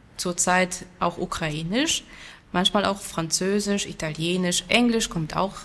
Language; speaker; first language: German; non-native, fluent; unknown